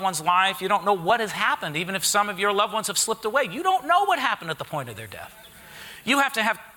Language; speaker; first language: English; native; English